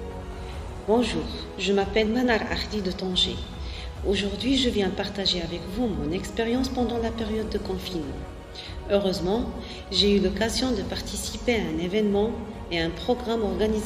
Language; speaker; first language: French; non-native, local second language; Arabic